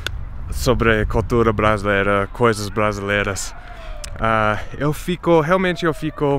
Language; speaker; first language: Portuguese; non-native, fluent; English